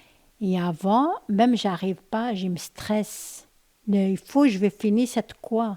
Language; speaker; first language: French; non-native, learner; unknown